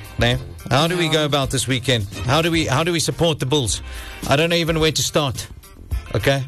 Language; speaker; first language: English; non-native, local second language; Afrikaans